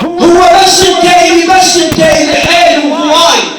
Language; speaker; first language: Arabic; native; Arabic